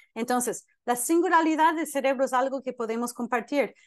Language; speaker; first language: Spanish; non-native, fluent; English